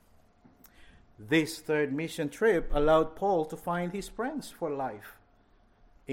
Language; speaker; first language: English; non-native, local second language; Filipino